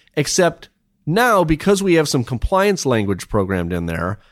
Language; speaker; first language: English; native; English